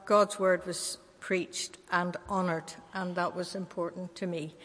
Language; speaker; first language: English; native; English